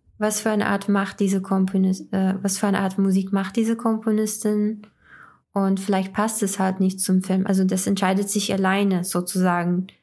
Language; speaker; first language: German; non-native, fluent; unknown